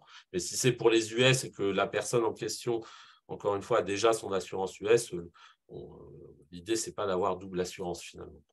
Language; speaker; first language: French; native; French